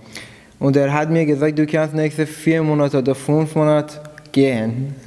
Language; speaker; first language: German; non-native, learner; Persian